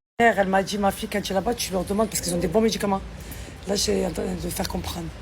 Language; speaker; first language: French; native; French